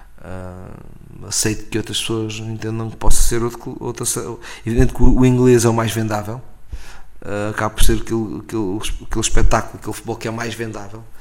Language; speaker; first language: Portuguese; native; Portuguese